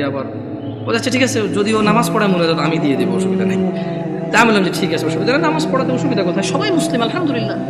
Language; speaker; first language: Bangla; early bilingual, heritage; Bangla